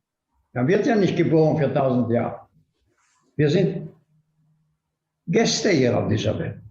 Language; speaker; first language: German; non-native, fluent; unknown